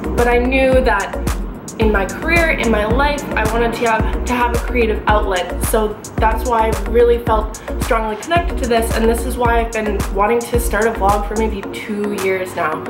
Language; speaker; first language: English; native; English